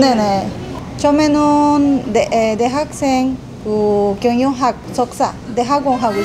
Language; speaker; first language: Korean; non-native, fluent; Spanish